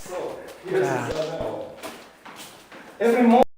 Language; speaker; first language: English; non-native, learner; Japanese